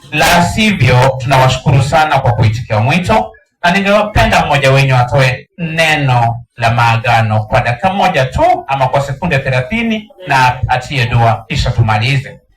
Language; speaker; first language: Swahili; non-native, local second language; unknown